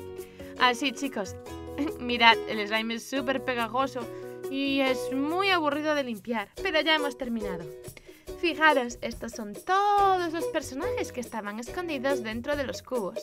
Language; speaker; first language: Spanish; native; Spanish